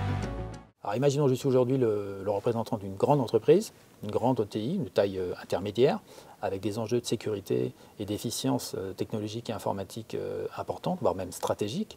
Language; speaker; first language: French; native; French